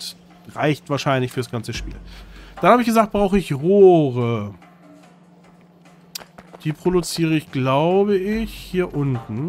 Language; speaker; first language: German; native; German